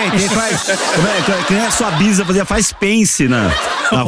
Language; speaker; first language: Portuguese; native; Portuguese